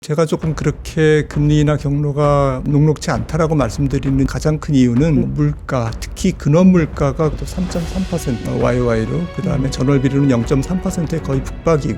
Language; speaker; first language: Korean; native; Korean